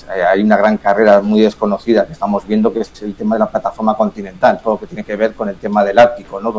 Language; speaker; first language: Spanish; native; Spanish